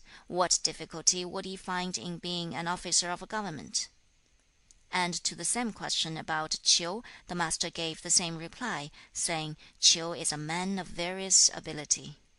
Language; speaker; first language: English; non-native, fluent; Chinese